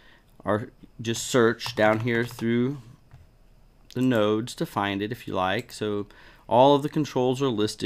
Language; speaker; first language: English; native; English